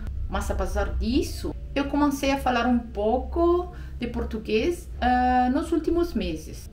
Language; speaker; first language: Portuguese; non-native, learner; Italian